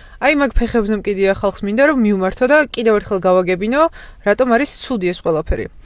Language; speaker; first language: Georgian; native; Georgian